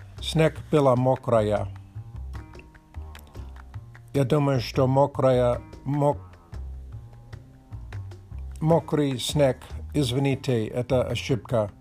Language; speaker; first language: Russian; non-native, learner; English